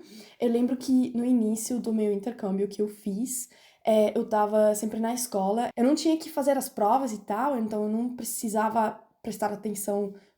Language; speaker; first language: Portuguese; non-native, fluent; German